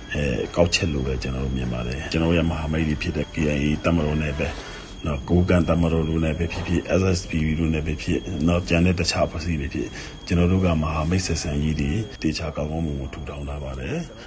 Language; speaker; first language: Burmese; non-native, local second language; Shwe Palaung